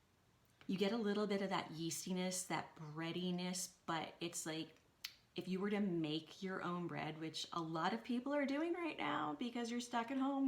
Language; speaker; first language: English; native; English